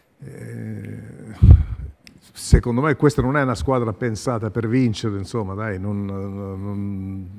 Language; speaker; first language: Italian; native; Italian